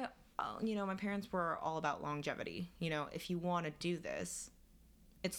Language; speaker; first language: English; non-native, fluent; Korean